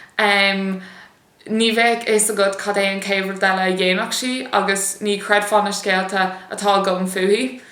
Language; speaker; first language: Irish; non-native, local second language; English